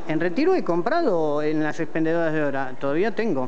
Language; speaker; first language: Spanish; native; Spanish